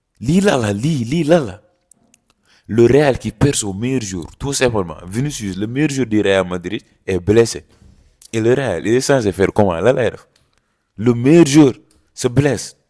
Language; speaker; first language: French; non-native, local second language; Wolof